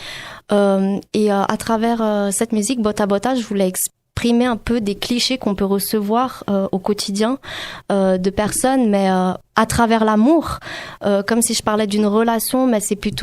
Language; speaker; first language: French; native; French